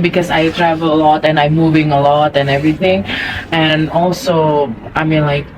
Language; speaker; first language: English; non-native, fluent; Indonesian